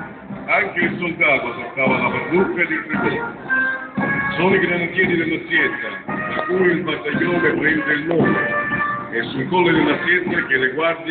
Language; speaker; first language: Italian; native; Italian